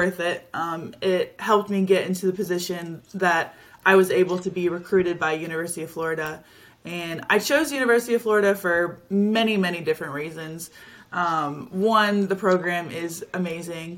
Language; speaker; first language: English; native; English